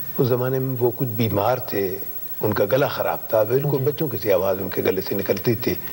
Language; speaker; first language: Urdu; non-native, local second language; Punjabi